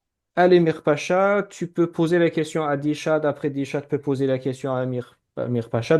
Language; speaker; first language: French; non-native, fluent; Azerbaijani